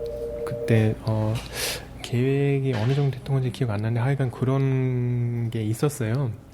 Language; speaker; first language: Korean; early bilingual, heritage; Korean